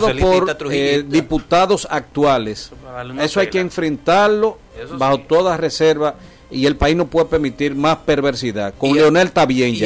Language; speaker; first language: Spanish; native; Spanish